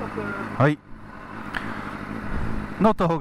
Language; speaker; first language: Japanese; non-native, local second language; English